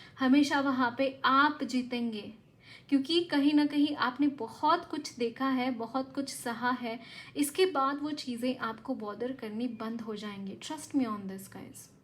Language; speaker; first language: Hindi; non-native, local second language; Marathi